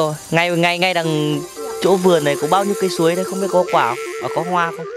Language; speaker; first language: Vietnamese; native; Vietnamese